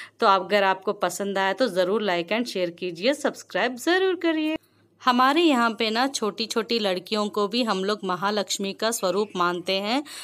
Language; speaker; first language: Hindi; non-native, local second language; Telugu